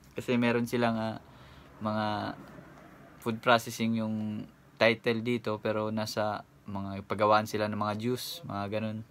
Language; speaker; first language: Filipino; non-native, local second language; Cebuano